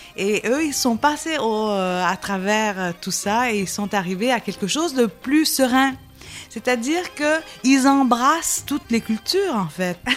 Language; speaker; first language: French; non-native, local second language; Arabic